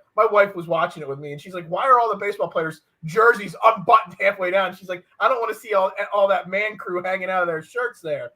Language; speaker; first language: English; native; English